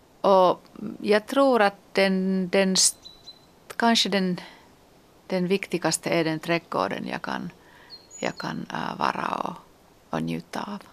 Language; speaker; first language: Swedish; non-native, local second language; Finnish